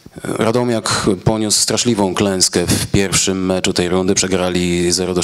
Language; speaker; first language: Polish; native; Polish